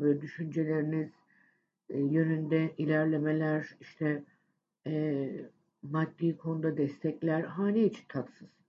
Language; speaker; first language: Turkish; native; Turkish